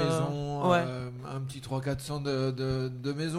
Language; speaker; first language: French; native; French